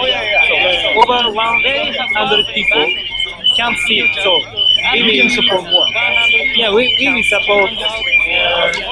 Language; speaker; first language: English; non-native, learner; Japanese